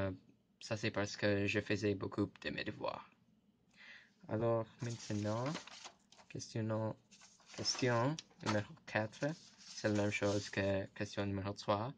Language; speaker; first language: French; non-native, learner; English